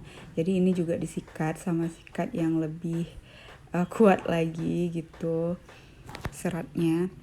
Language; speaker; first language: Indonesian; native; Indonesian